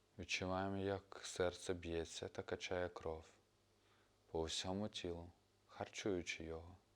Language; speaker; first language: Ukrainian; non-native, local second language; Russian